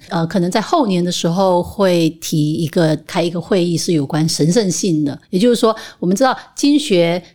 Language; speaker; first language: Chinese; native; Chinese